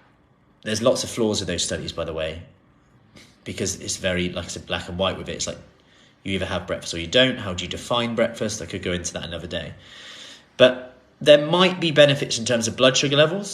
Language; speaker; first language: English; native; English